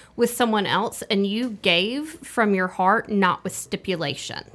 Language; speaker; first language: English; native; English